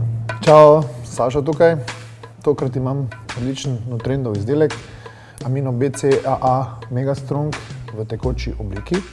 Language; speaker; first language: Slovenian; native; Slovenian